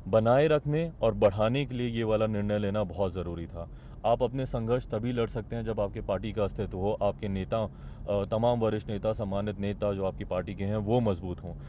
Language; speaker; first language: Hindi; native; Hindi